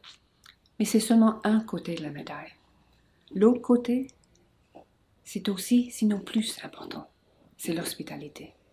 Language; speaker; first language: French; non-native, local second language; English